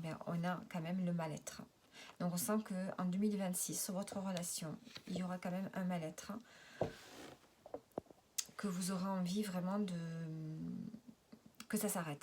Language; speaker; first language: French; native; French